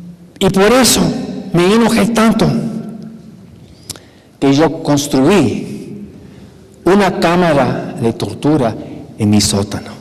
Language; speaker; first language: Spanish; non-native, fluent; English